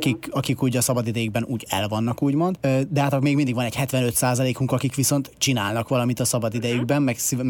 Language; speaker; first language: Hungarian; native; Hungarian